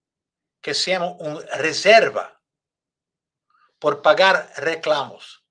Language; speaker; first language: Spanish; non-native, learner; English